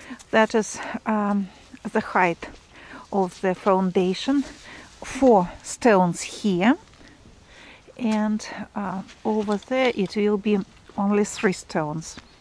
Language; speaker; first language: English; non-native, fluent; Russian